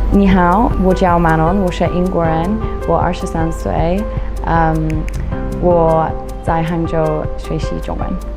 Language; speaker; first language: Chinese; non-native, learner; English